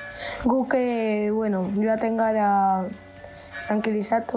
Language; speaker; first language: Basque; non-native, local second language; Spanish